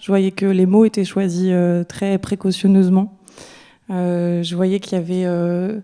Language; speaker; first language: French; native; French